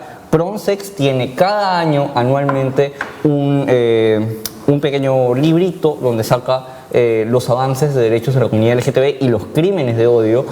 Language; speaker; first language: Spanish; native; Spanish